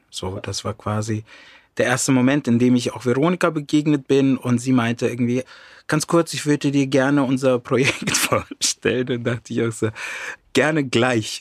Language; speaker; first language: German; early bilingual, other home language; Romany